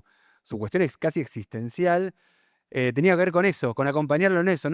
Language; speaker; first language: Spanish; native; Spanish